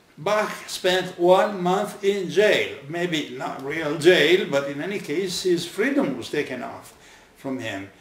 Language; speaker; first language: English; non-native, fluent; Italian